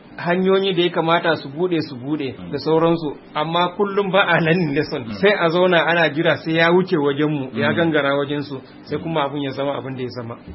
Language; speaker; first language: Hausa; native; Hausa